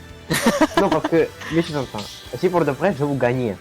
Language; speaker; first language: French; non-native, learner; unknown